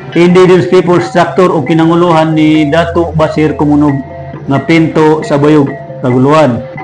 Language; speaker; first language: Cebuano; non-native, local second language; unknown